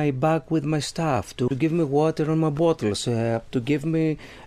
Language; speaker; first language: English; non-native, learner; Greek